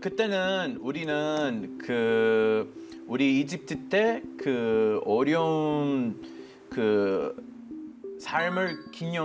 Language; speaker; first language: Korean; non-native, fluent; Hebrew